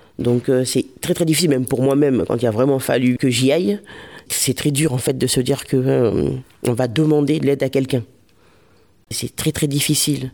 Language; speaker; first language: French; early bilingual, other home language; Lingala